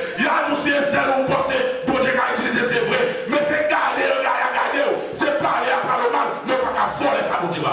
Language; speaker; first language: French; non-native, local second language; Haitian Creole